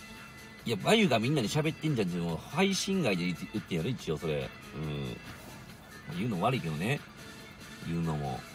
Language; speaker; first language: Japanese; native; Japanese